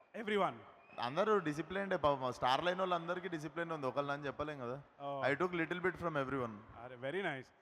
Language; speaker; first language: Telugu; native; Telugu